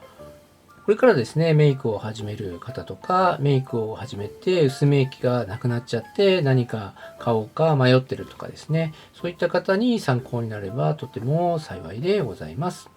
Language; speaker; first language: Japanese; native; Japanese